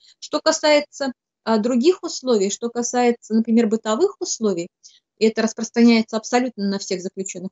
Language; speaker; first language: Russian; native; Russian